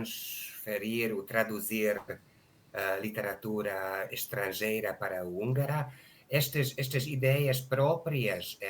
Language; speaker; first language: Portuguese; non-native, learner; Hungarian